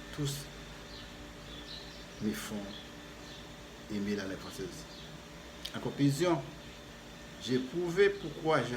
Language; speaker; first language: French; non-native, fluent; Spanish